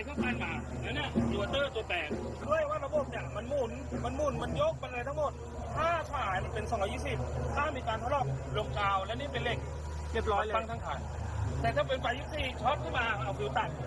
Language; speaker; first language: Thai; native; Thai